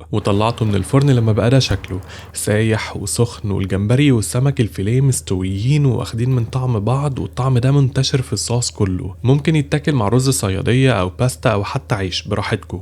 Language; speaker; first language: Arabic; native; Arabic